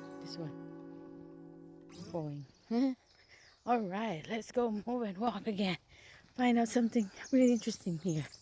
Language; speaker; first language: English; non-native, local second language; Filipino